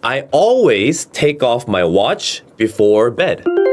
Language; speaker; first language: English; early bilingual, other home language; Korean